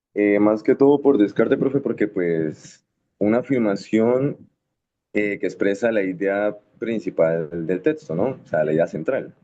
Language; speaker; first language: Spanish; native; Spanish